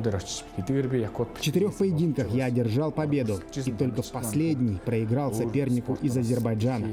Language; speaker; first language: Russian; non-native, fluent; Mongolian